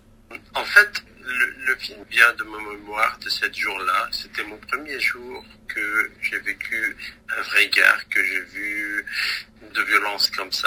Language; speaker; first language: French; non-native, local second language; Arabic